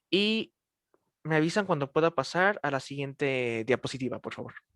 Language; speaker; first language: Spanish; native; Spanish